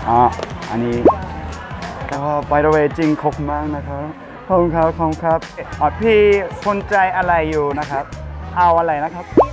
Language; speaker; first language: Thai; non-native, learner; Korean